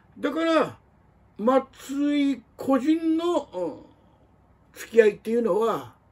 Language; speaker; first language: Japanese; native; Japanese